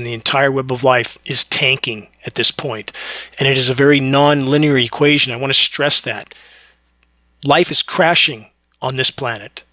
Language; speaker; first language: English; native; English